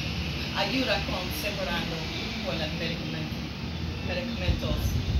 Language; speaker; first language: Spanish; non-native, learner; English